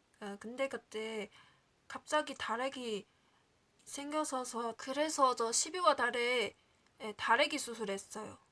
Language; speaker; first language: Korean; non-native, learner; Chinese